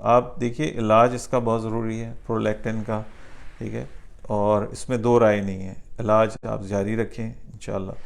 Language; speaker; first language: Urdu; native; Urdu